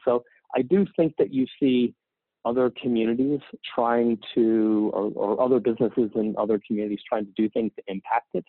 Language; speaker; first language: English; native; English